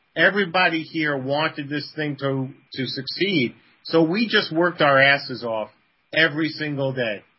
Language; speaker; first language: English; native; English